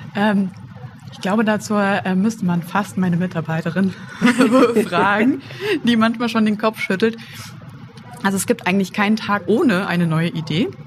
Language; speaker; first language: German; native; German